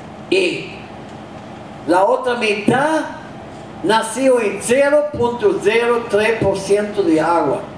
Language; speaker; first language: Spanish; non-native, fluent; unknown